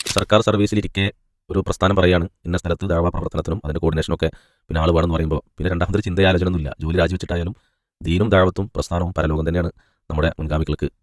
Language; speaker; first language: Malayalam; native; Malayalam